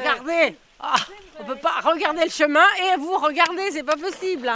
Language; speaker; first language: French; native; French